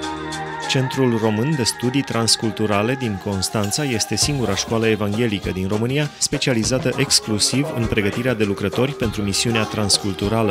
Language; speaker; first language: Romanian; native; Romanian